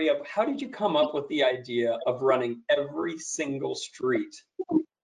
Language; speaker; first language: English; native; English